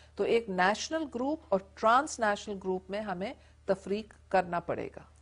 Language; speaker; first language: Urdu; non-native, local second language; English